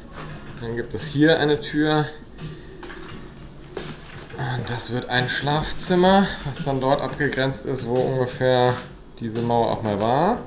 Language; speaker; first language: German; native; German